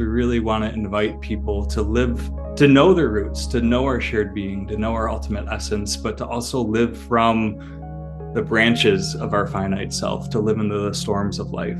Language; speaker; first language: English; native; English